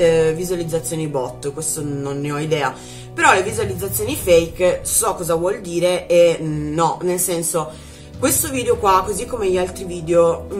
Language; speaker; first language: Italian; native; Italian